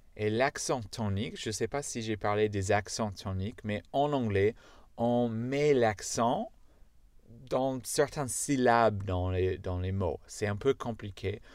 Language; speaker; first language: French; non-native, fluent; English